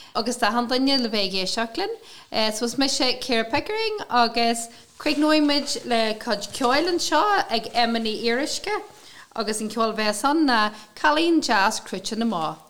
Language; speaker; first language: Irish; non-native, local second language; English